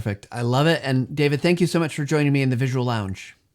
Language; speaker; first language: English; native; English